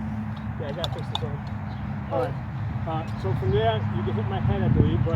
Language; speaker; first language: English; native; English